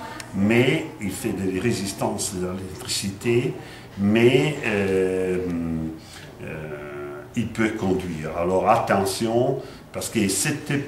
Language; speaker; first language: French; non-native, fluent; Italian